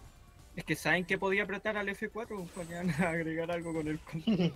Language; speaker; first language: Spanish; native; Spanish